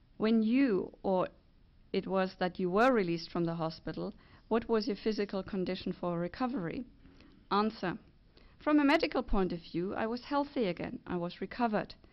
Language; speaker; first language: English; non-native, fluent; German